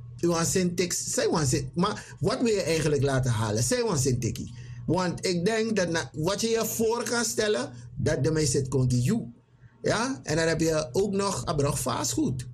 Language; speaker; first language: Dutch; native; Dutch